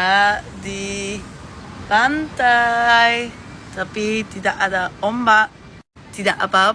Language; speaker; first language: Indonesian; non-native, learner; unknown